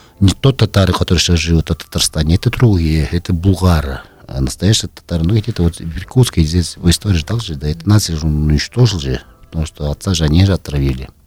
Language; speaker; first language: Russian; non-native, local second language; Tuvinian